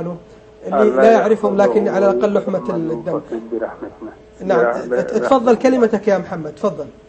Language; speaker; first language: Arabic; native; Arabic